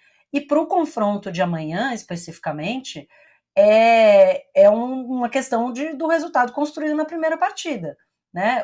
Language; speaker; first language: Portuguese; native; Portuguese